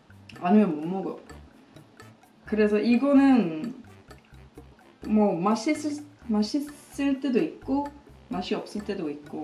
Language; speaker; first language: Korean; non-native, fluent; Swedish